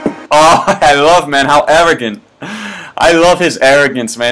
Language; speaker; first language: English; native; English